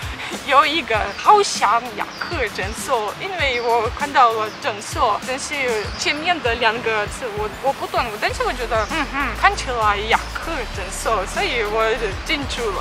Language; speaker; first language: Chinese; non-native, learner; Russian